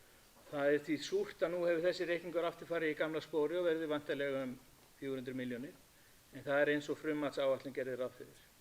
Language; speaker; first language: Icelandic; native; Icelandic